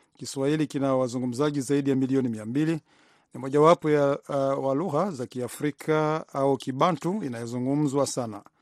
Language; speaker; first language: Swahili; non-native, local second language; Rundi